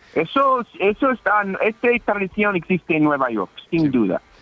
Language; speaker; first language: Spanish; non-native, fluent; English